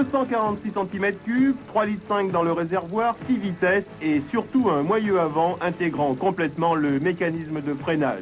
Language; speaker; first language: French; native; French